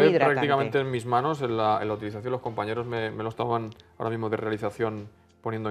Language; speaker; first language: Spanish; native; Spanish